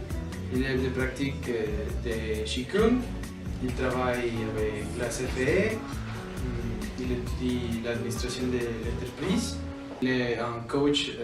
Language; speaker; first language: French; non-native, learner; Spanish